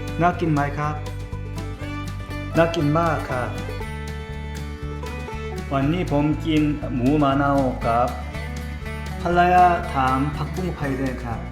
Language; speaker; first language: Thai; non-native, learner; Korean